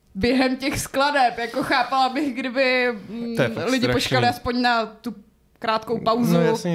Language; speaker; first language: Czech; native; Czech